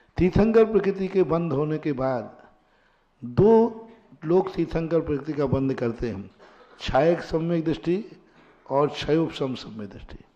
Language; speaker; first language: Hindi; native; Hindi